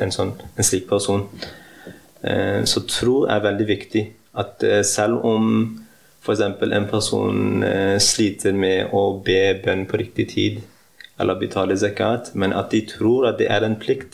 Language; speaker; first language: Norwegian; early bilingual, heritage; Norwegian